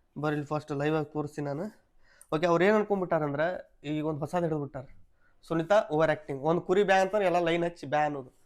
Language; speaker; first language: Kannada; native; Kannada